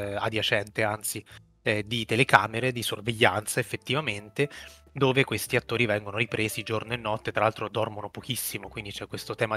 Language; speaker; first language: Italian; native; Italian